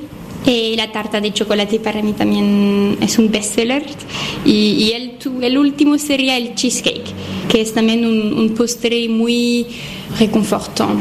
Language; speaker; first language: Spanish; non-native, fluent; French